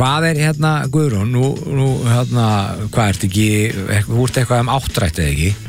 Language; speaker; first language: Icelandic; native; Icelandic